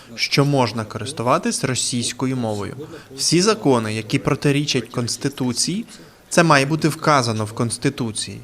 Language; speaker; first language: Ukrainian; non-native, local second language; Russian